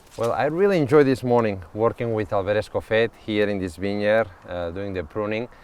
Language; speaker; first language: English; non-native, fluent; Catalan